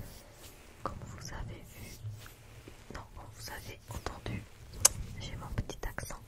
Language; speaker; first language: French; non-native, fluent; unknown